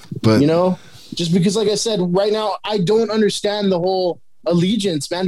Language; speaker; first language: English; native; English